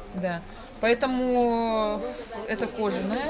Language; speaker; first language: Russian; native; Russian